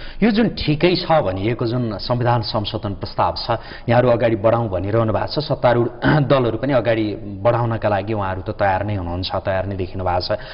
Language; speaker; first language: Nepali; native; Nepali